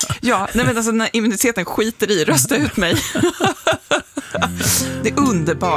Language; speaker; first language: Swedish; native; Swedish